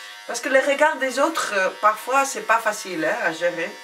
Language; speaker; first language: French; non-native, fluent; Spanish